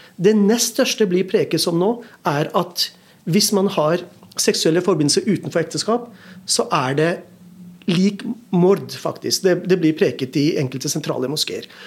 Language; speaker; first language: Norwegian; early bilingual, other home language; Urdu